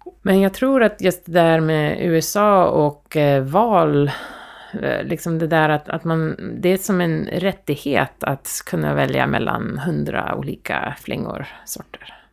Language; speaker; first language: Swedish; early bilingual, heritage; Swedish